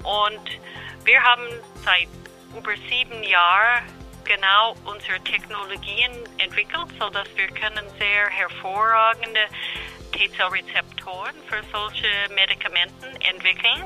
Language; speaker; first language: German; non-native, fluent; English